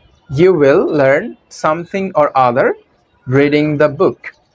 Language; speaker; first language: English; non-native, local second language; Bangla